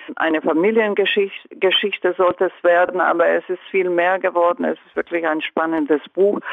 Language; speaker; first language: German; non-native, fluent; Croatian